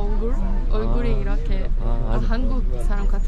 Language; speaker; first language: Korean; non-native, learner; Persian